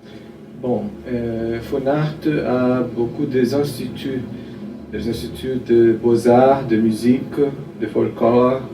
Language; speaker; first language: French; non-native, fluent; Portuguese